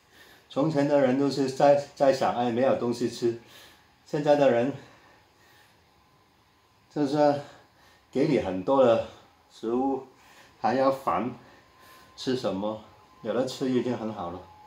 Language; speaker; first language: Chinese; non-native, local second language; Cantonese